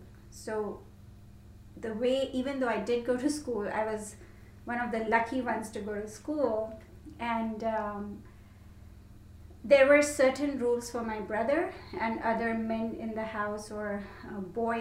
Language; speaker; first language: English; non-native, local second language; Hindi